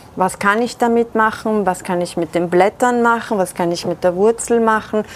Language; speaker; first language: German; early bilingual, other home language; Persian